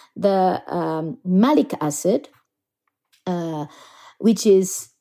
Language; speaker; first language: English; non-native, fluent; Japanese